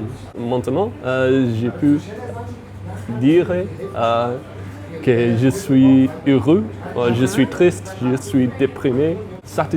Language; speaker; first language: French; non-native, learner; English